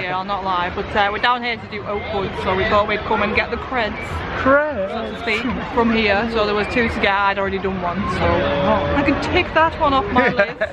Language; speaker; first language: English; native; English